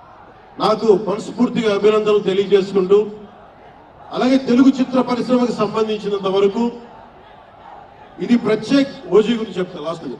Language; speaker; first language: Telugu; native; Telugu